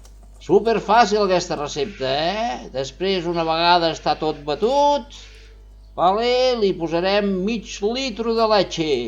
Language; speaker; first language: Catalan; non-native, local second language; Spanish